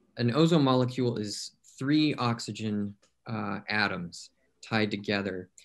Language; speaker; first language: English; native; English